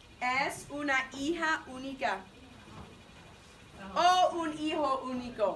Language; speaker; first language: Spanish; non-native, fluent; English